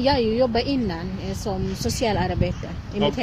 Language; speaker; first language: Swedish; non-native, learner; Arabic